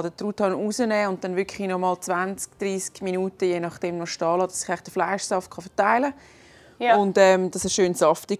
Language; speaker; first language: German; native; German